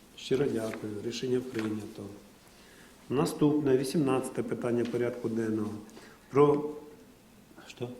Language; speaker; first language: Ukrainian; non-native, local second language; Russian